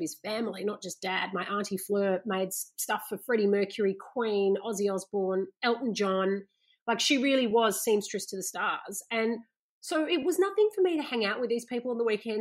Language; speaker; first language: English; native; English